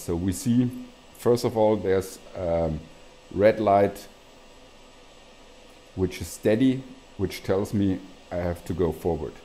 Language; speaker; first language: English; non-native, fluent; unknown